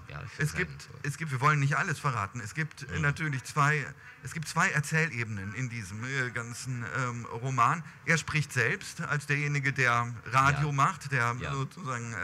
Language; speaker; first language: German; native; German